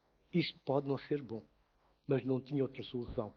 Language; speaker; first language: Portuguese; non-native, local second language; Upper Guinea Crioulo